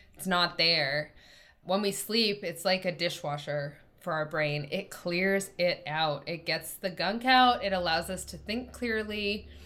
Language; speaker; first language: English; native; English